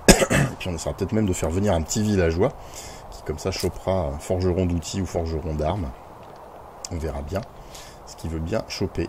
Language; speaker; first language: French; native; French